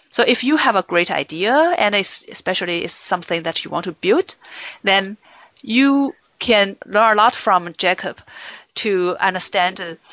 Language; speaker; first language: English; non-native, fluent; Chinese